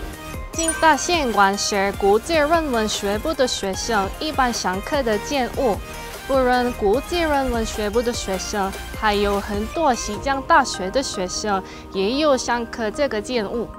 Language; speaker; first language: Chinese; non-native, learner; Korean